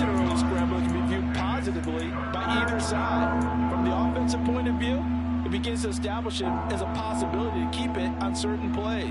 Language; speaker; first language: English; native; English